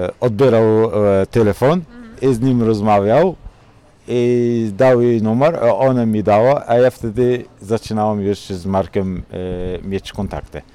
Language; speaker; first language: Polish; non-native, learner; Arabic